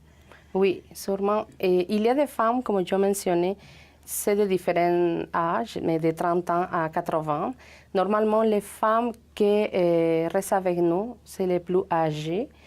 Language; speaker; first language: French; non-native, fluent; Spanish